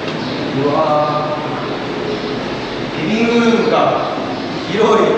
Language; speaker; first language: Japanese; native; Japanese